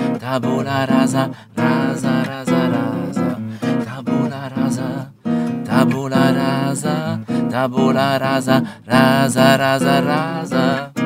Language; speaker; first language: Italian; native; Italian